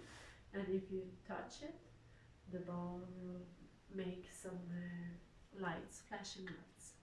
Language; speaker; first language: English; non-native, learner; French